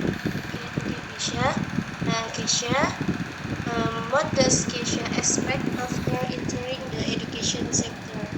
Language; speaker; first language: English; non-native, learner; Indonesian